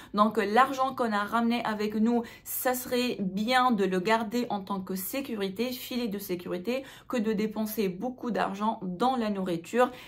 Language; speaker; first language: French; non-native, local second language; Arabic